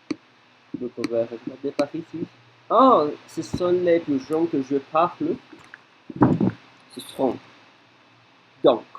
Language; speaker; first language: French; non-native, learner; Spanish